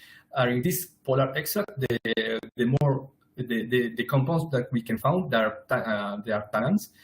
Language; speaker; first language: English; non-native, fluent; Spanish